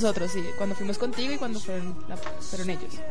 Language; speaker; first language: Spanish; native; Spanish